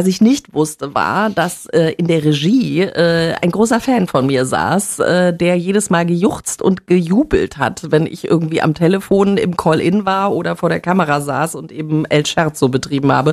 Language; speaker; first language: German; native; German